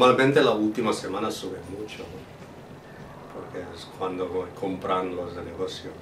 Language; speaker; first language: Spanish; non-native, fluent; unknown